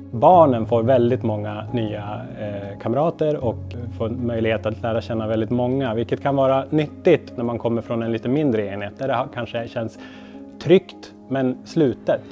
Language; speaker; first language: Swedish; native; Swedish